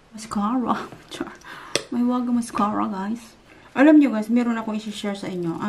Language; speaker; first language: Filipino; non-native, local second language; Cebuano